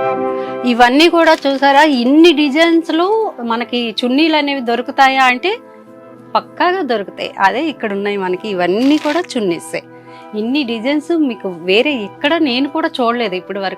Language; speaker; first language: Telugu; native; Telugu